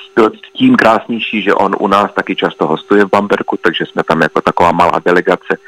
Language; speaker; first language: Czech; native; Czech